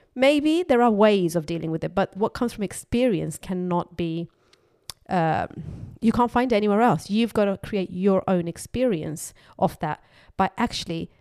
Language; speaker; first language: English; non-native, local second language; Urdu